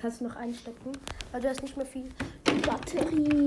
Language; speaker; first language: German; native; German